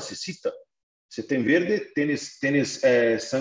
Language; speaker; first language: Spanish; non-native, fluent; Portuguese